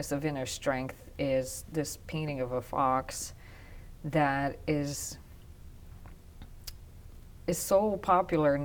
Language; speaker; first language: English; non-native, fluent; Romanian